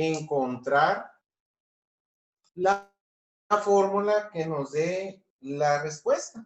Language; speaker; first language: Spanish; native; Spanish